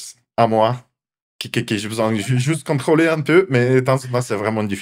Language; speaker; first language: French; non-native, fluent; Russian